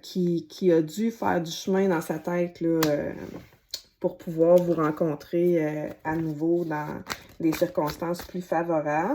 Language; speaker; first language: French; native; French